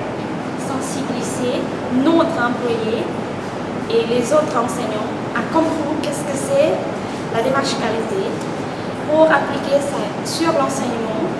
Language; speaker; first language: French; non-native, fluent; Lao